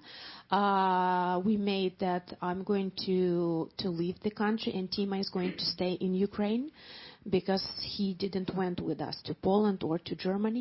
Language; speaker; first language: English; non-native, fluent; Ukrainian